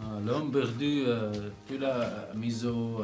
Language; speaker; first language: French; non-native, learner; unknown